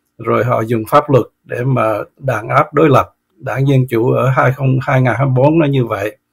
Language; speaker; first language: Vietnamese; native; Vietnamese